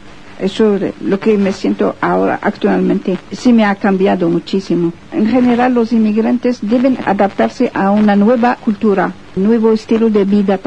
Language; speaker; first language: Spanish; non-native, fluent; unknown